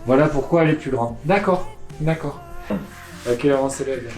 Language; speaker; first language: French; native; French